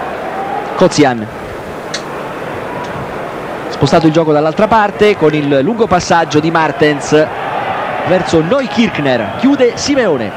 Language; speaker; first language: Italian; native; Italian